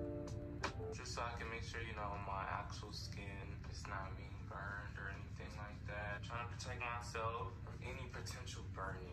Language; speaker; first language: English; native; English